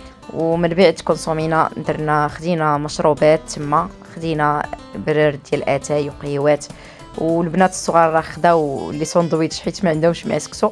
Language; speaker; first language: Arabic; native; Arabic